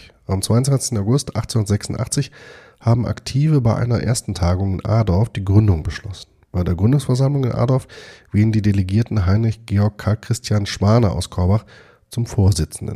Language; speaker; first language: German; native; German